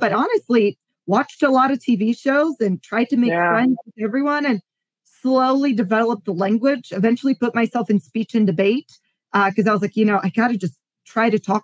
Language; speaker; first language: English; non-native, fluent; Polish